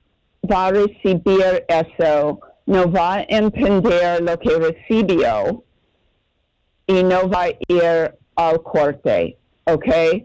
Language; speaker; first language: Spanish; non-native, learner; English